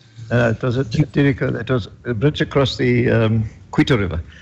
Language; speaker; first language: English; non-native, local second language; Afrikaans